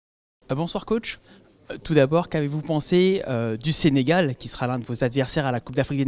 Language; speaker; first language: French; native; French